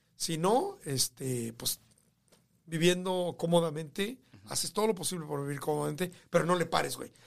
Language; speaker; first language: Spanish; native; Spanish